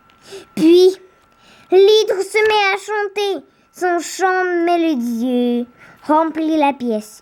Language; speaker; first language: French; native; French